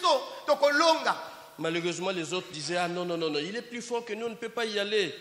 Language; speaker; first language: French; non-native, local second language; Lingala